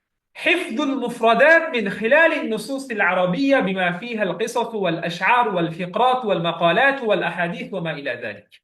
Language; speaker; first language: Arabic; non-native, fluent; Bangla